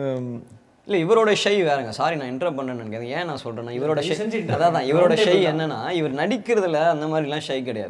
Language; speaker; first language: Tamil; native; Tamil